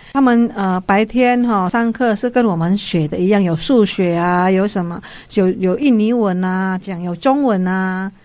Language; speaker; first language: Chinese; non-native, fluent; Vietnamese